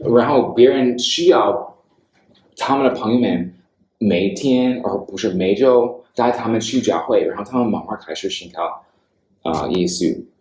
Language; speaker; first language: Chinese; non-native, fluent; English